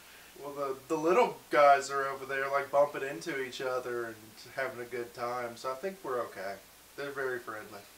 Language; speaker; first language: English; native; English